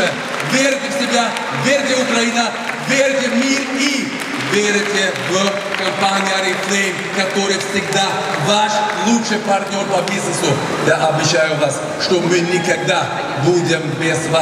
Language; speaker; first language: Russian; non-native, fluent; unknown